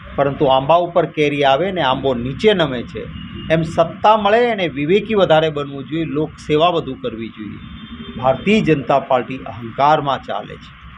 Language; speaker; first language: Gujarati; native; Gujarati